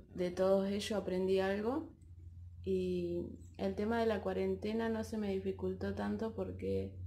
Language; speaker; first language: Spanish; native; Spanish